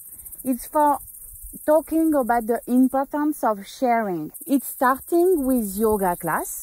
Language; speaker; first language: English; non-native, learner; French